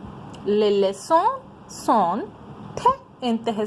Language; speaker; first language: French; non-native, fluent; Hindi